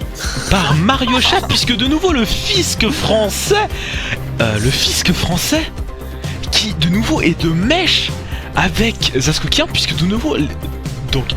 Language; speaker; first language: French; native; French